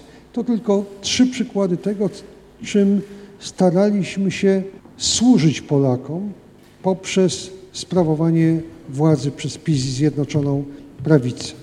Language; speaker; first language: Polish; native; Polish